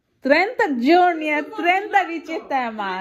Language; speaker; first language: Italian; non-native, learner; Bangla